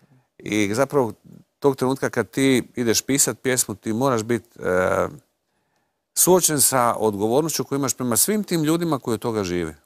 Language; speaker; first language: Croatian; native; Croatian